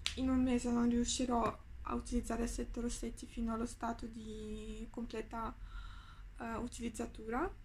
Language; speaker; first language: Italian; non-native, fluent; Ukrainian